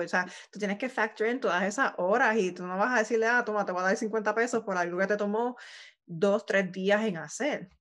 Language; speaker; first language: Spanish; native; Spanish